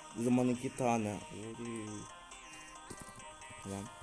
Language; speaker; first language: Turkish; non-native, learner; Russian